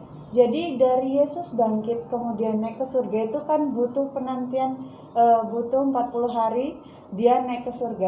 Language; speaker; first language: Indonesian; native; Indonesian